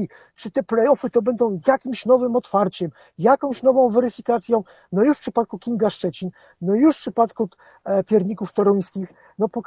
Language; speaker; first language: Polish; native; Polish